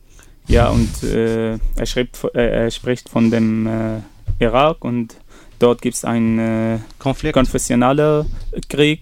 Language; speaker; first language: German; non-native, fluent; Arabic